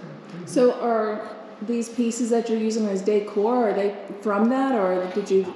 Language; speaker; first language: English; native; English